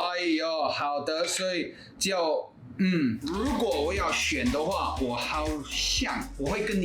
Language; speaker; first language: Chinese; non-native, fluent; English